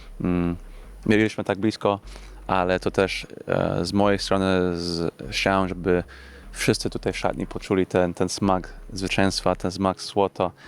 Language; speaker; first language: Polish; early bilingual, heritage; English